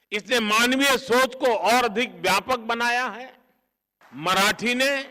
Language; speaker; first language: Hindi; non-native, local second language; Gujarati